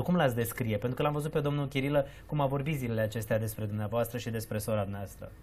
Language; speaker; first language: Romanian; native; Romanian